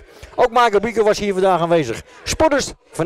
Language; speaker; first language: Dutch; native; Dutch